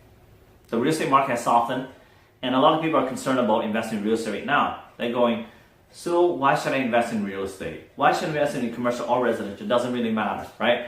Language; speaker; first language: English; non-native, fluent; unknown